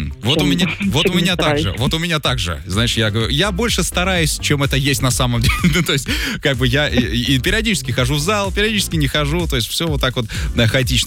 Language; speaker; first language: Russian; native; Russian